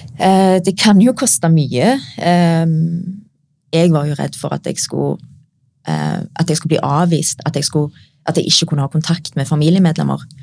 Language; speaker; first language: Norwegian; early bilingual, other home language; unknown